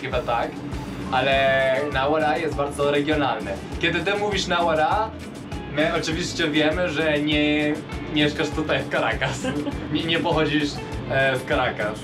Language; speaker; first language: Polish; non-native, learner; Spanish